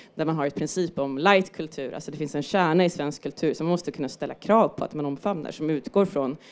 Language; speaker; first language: Swedish; native; Swedish